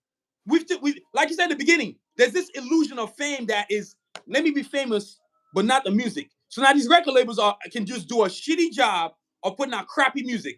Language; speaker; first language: English; native; English